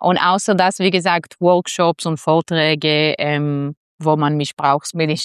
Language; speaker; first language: German; non-native, fluent; Hebrew